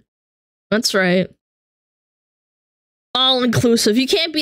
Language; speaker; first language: English; native; English